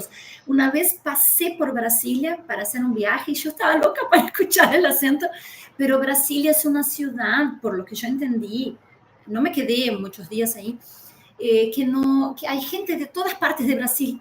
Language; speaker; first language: Spanish; early bilingual, heritage; Spanish